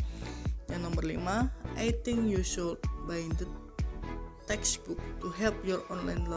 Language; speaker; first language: English; non-native, learner; Indonesian